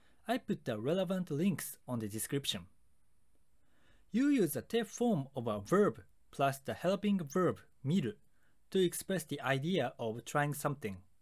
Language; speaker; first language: English; non-native, fluent; Japanese